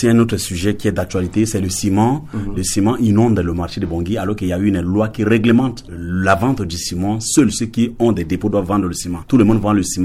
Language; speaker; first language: French; non-native, local second language; Sango